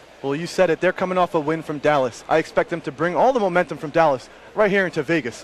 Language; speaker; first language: English; native; English